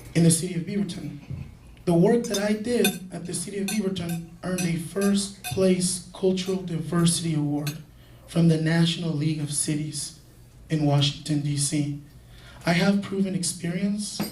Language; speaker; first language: English; early bilingual, other home language; Spanish